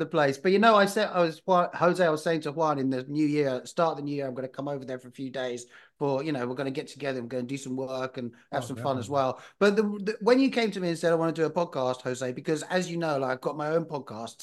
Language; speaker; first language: English; native; English